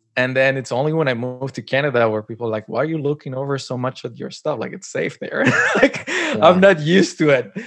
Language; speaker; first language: English; non-native, fluent; Spanish